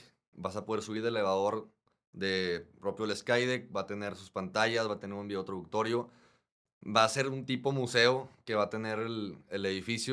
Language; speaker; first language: Spanish; native; Spanish